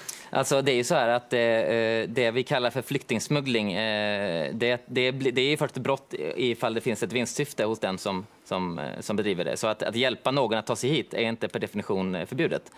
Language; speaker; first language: Swedish; native; Swedish